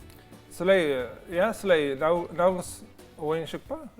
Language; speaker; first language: Kazakh; non-native, learner; Dutch